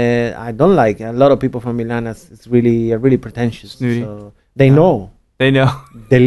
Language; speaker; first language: English; non-native, fluent; Italian